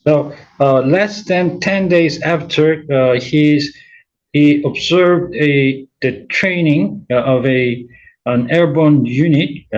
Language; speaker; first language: English; non-native, fluent; Korean